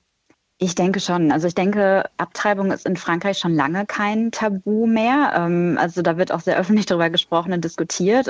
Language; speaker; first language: German; native; German